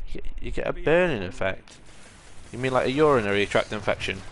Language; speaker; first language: English; native; English